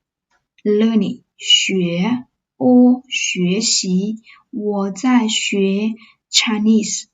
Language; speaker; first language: Chinese; non-native, fluent; English